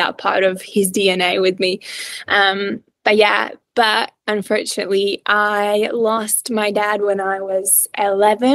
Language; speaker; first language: English; non-native, fluent; Latvian